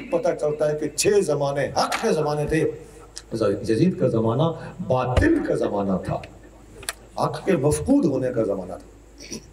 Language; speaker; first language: Urdu; non-native, local second language; Punjabi